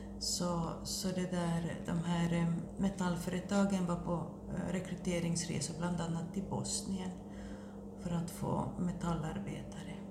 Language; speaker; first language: Swedish; native; Swedish